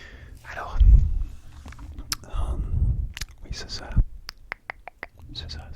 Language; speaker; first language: French; non-native, learner; English